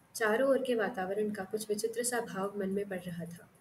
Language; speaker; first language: Hindi; non-native, local second language; Marathi